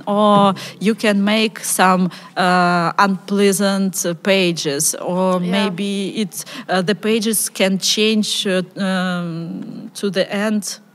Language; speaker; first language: English; non-native, learner; Ukrainian